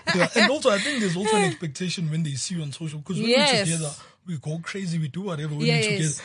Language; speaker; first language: English; non-native, local second language; Zulu